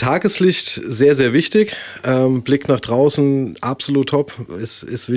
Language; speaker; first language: German; native; German